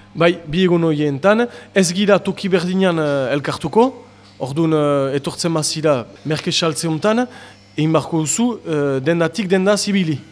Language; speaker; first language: Basque; native; Basque